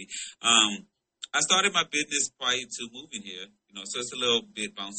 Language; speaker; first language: English; native; English